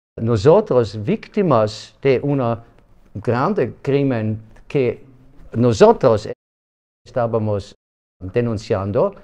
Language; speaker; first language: Spanish; non-native, learner; German